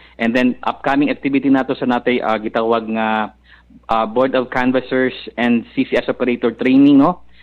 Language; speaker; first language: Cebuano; non-native, local second language; Maranao